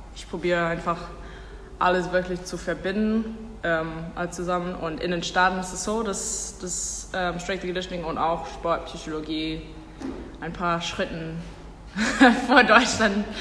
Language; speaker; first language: German; non-native, learner; English